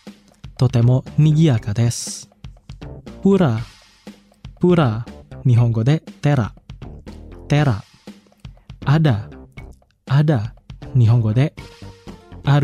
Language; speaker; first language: Japanese; non-native, fluent; Indonesian